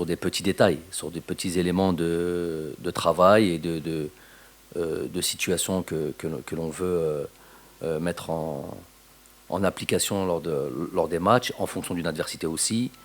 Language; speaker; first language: French; native; French